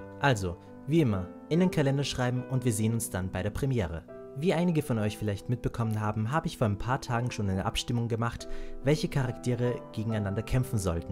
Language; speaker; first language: German; native; German